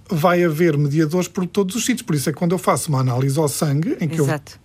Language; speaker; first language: Portuguese; early bilingual, heritage; Portuguese